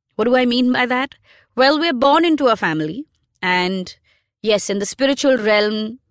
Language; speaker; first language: English; non-native, local second language; Hindi